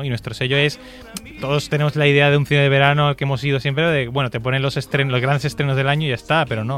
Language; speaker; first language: Spanish; native; Spanish